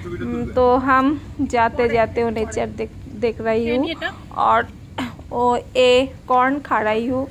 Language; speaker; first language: Hindi; non-native, local second language; Bangla